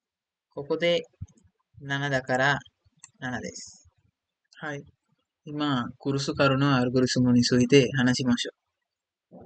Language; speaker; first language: Japanese; non-native, learner; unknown